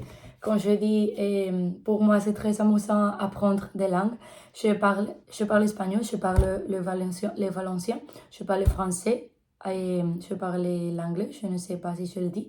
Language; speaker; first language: French; non-native, learner; Spanish